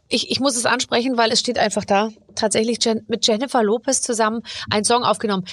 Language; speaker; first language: German; native; German